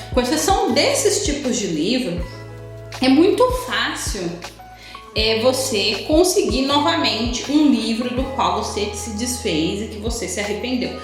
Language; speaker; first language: Portuguese; native; Portuguese